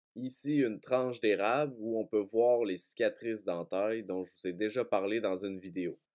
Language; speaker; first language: French; native; French